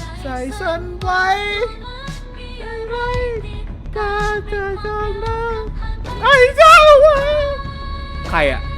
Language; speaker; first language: Thai; native; Thai